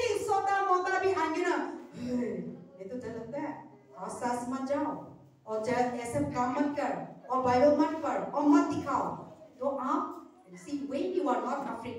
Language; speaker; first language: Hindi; non-native, local second language; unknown